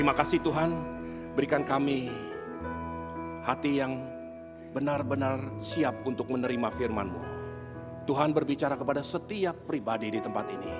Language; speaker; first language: Indonesian; native; Indonesian